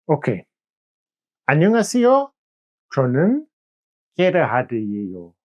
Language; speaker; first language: Korean; non-native, learner; German